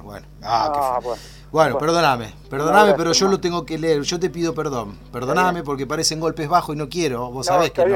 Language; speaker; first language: Spanish; native; Spanish